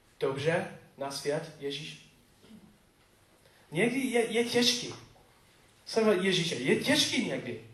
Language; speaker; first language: Czech; non-native, learner; English